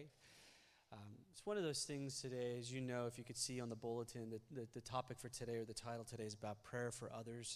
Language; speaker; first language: English; native; English